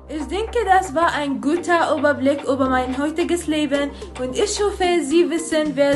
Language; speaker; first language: German; non-native, learner; Arabic